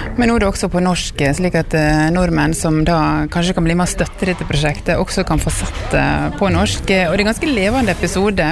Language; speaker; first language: Norwegian; native; Norwegian